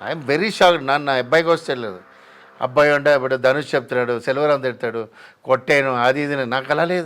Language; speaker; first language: Telugu; non-native, local second language; Tamil